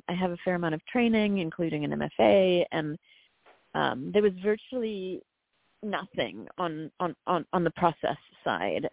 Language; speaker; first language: English; native; English